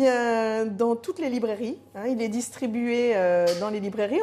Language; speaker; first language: French; native; French